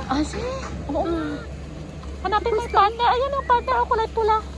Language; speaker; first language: Filipino; native; Filipino